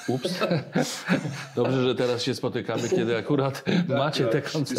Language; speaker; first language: Polish; native; Polish